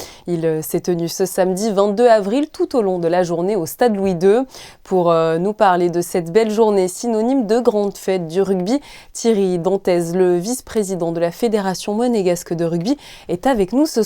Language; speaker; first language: French; native; French